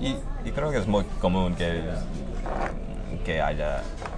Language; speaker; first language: Spanish; non-native, fluent; English